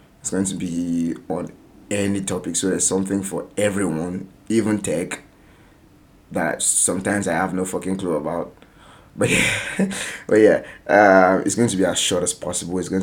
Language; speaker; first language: English; non-native, local second language; Yoruba